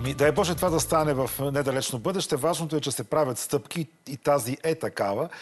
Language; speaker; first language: Bulgarian; native; Bulgarian